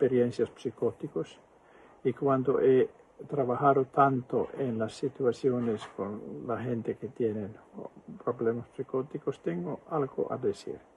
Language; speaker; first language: Spanish; non-native, fluent; Finnish